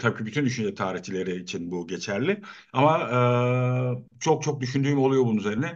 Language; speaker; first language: Turkish; native; Turkish